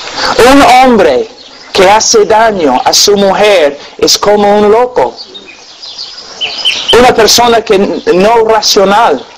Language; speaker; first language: Spanish; non-native, fluent; English